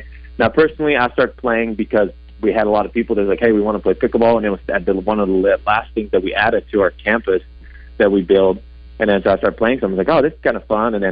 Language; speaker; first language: English; non-native, fluent; Dutch